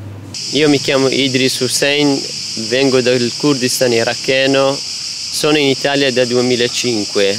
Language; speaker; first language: Italian; non-native, fluent; Kurdish